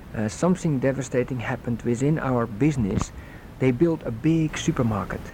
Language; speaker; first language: English; non-native, fluent; Dutch